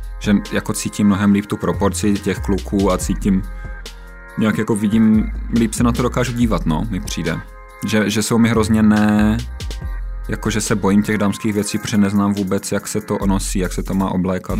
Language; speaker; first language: Czech; native; Czech